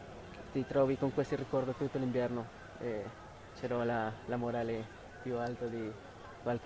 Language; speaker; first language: Italian; non-native, fluent; Spanish